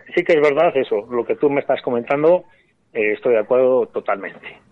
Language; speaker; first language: Spanish; native; Spanish